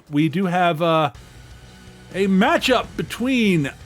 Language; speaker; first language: English; native; English